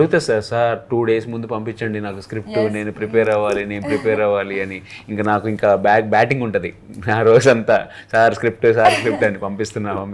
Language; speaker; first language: Telugu; native; Telugu